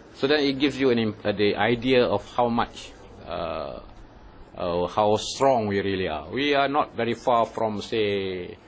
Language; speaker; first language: English; non-native, local second language; Malay